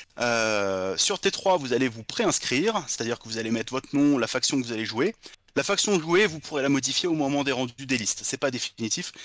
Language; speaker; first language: French; native; French